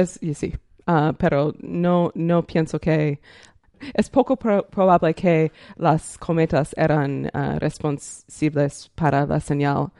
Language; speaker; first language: Spanish; non-native, learner; English